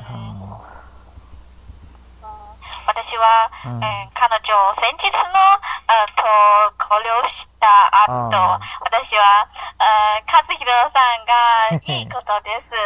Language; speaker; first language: Japanese; non-native, learner; Chinese